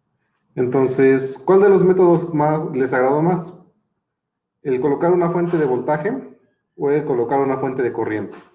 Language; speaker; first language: Spanish; native; Spanish